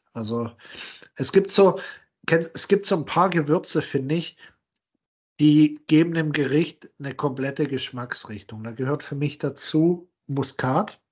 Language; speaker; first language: German; native; German